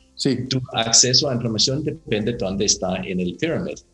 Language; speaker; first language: Spanish; non-native, learner; Danish